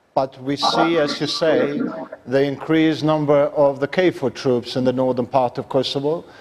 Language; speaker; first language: English; non-native, fluent; Albanian